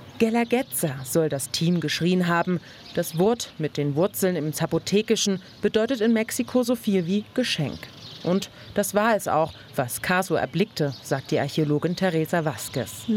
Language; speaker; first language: German; native; German